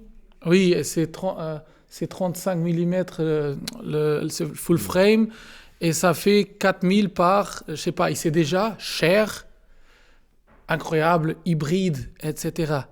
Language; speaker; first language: French; non-native, learner; Portuguese